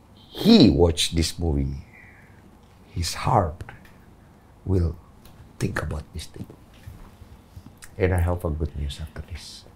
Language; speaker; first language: English; non-native, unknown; Indonesian